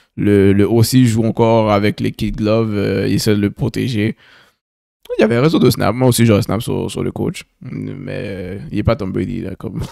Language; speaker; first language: French; native; French